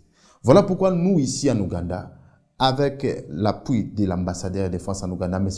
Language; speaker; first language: French; non-native, fluent; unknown